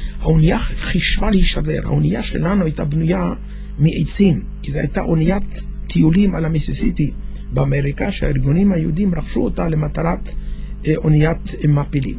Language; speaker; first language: Hebrew; non-native, fluent; Yiddish